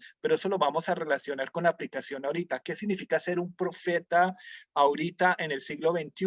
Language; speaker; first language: Spanish; native; Spanish